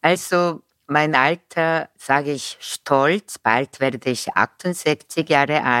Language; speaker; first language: German; non-native, fluent; Korean